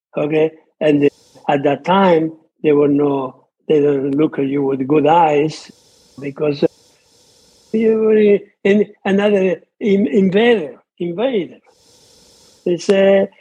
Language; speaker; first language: English; non-native, fluent; Italian